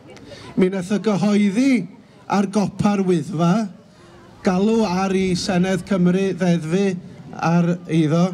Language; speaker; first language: Welsh; native; Welsh